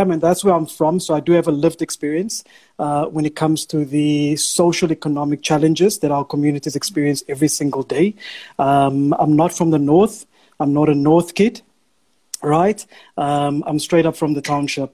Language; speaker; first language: English; non-native, local second language; Afrikaans